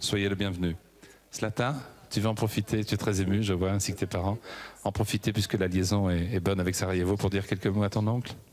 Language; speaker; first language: French; native; French